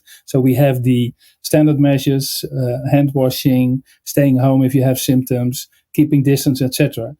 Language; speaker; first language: English; non-native, fluent; Dutch